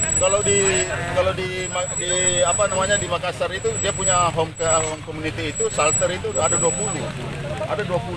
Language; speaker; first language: Malay; native; Malay